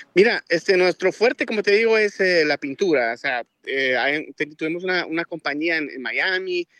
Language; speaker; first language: Spanish; native; Spanish